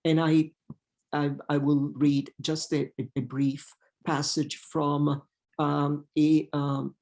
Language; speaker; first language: English; non-native, fluent; Italian